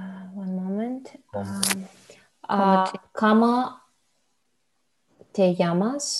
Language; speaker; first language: Spanish; non-native, learner; Russian